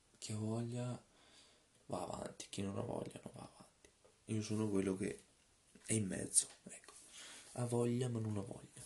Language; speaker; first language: Italian; early bilingual, other home language; Russian